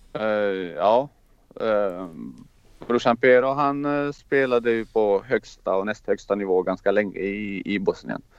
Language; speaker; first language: Swedish; non-native, fluent; Croatian